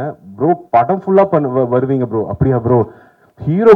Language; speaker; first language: Tamil; native; Tamil